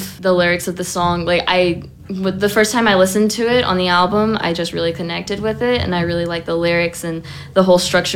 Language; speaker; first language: English; native; English